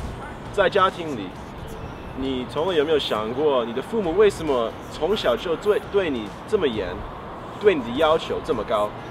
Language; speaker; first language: Chinese; early bilingual, heritage; Chinese